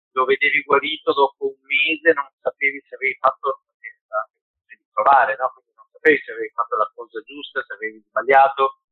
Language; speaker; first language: Italian; early bilingual, heritage; Spanish